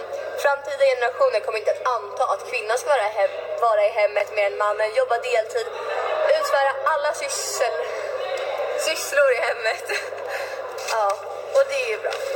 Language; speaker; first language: Swedish; native; Swedish